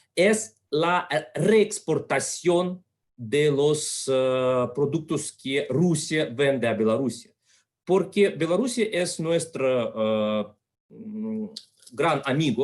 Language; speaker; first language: Spanish; non-native, fluent; Russian